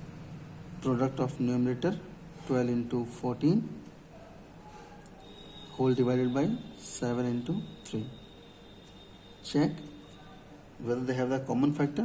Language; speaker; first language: English; non-native, local second language; Hindi